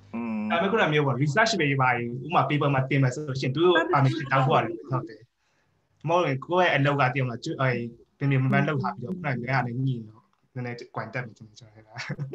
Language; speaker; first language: Burmese; non-native, local second language; Shan